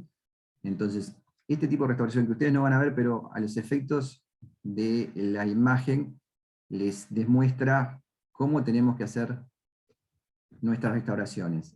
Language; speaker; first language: Spanish; native; Spanish